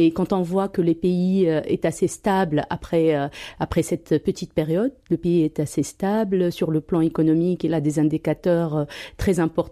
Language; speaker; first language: French; non-native, local second language; Arabic